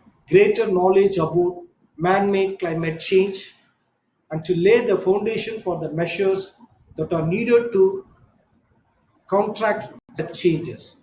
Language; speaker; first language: English; non-native, local second language; Tamil